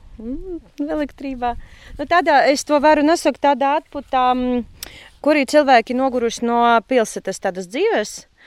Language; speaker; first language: Latvian; non-native, local second language; Russian